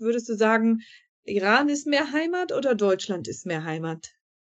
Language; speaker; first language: German; native; German